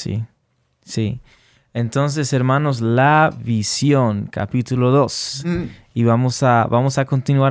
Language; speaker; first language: Spanish; early bilingual, heritage; Spanish